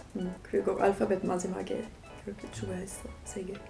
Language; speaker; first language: Korean; non-native, learner; Swedish